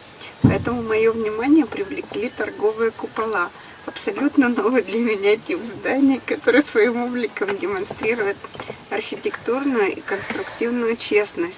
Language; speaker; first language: Russian; native; Russian